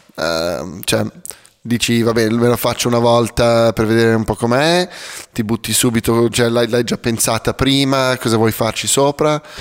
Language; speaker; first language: Italian; native; Italian